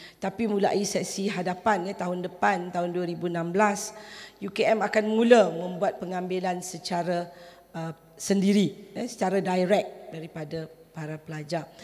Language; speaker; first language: Malay; native; Malay